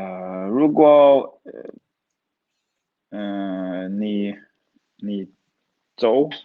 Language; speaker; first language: Chinese; non-native, learner; Swedish